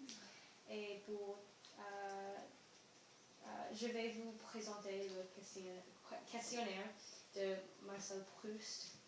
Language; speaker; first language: French; non-native, learner; English